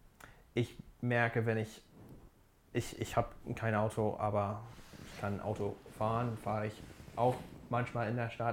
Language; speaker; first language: German; non-native, fluent; English